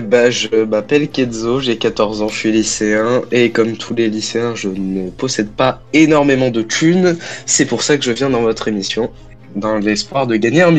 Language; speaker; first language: French; native; French